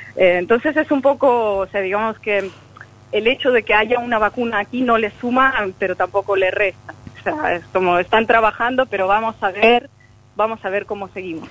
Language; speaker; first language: Spanish; non-native, fluent; Russian